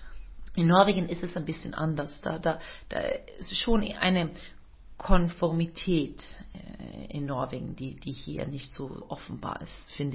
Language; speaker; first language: German; non-native, fluent; Norwegian